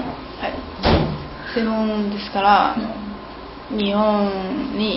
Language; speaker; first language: Japanese; non-native, learner; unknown